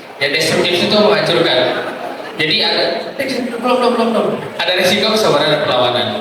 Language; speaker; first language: Indonesian; native; Indonesian